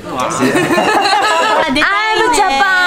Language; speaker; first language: French; non-native, learner; Japanese